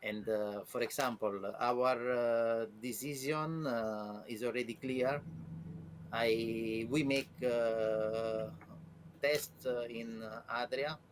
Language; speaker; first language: English; non-native, learner; Italian